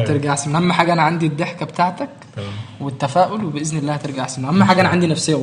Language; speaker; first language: Arabic; native; Arabic